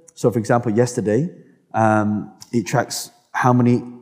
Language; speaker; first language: English; native; English